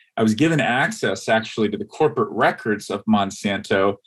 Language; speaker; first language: English; native; English